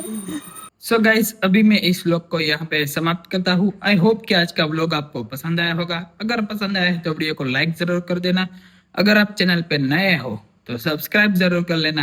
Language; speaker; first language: Hindi; non-native, local second language; Gujarati